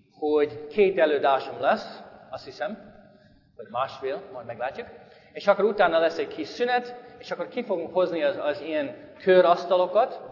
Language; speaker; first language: Hungarian; non-native, learner; English